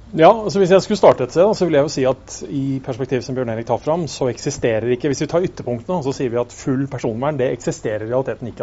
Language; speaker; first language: Norwegian; native; Norwegian